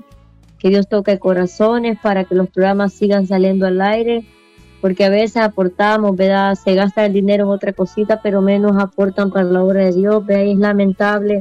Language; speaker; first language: Spanish; native; Spanish